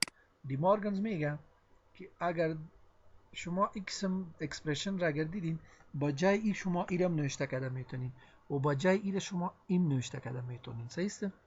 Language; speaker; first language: Persian; non-native, local second language; Pashto